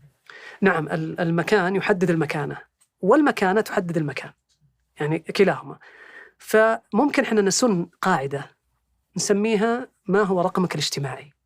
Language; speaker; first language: Arabic; native; Arabic